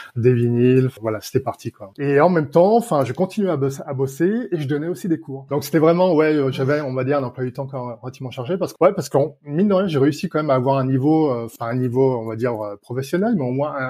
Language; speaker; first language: French; native; French